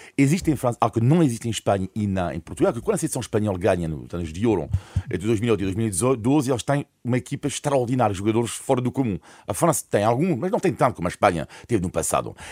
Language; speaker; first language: Portuguese; non-native, fluent; French